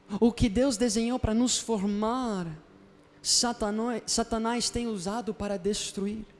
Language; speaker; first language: Portuguese; non-native, fluent; Spanish